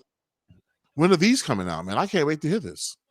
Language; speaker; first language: English; native; English